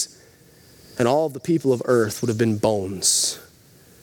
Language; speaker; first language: English; native; English